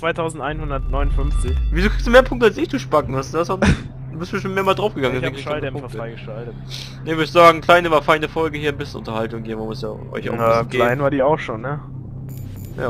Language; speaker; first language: German; native; German